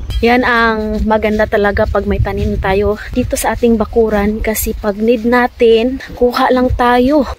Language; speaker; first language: Filipino; non-native, local second language; Cebuano